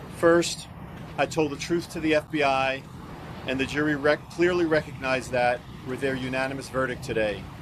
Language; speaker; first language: English; native; English